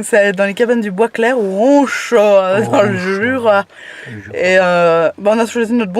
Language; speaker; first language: French; native; French